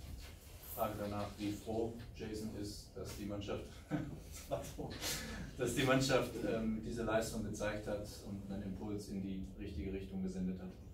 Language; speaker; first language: German; native; German